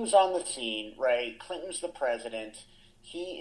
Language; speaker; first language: English; native; English